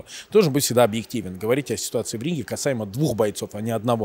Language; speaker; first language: Russian; native; Russian